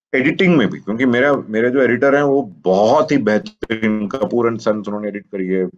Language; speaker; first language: Hindi; native; Hindi